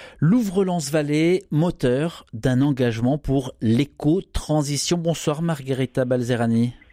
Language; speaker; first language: French; native; French